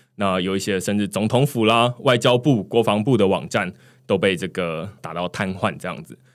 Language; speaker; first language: Chinese; native; Chinese